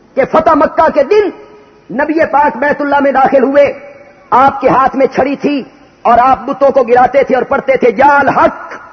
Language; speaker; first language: Urdu; non-native, local second language; Punjabi